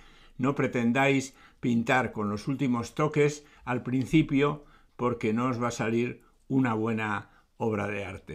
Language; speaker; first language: Spanish; native; Spanish